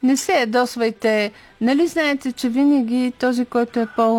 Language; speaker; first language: Bulgarian; native; Bulgarian